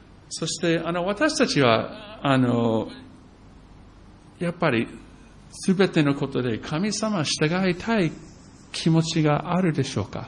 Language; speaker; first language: Japanese; non-native, fluent; English